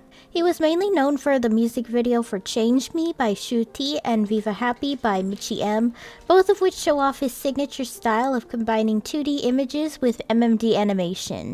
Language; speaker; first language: English; native; English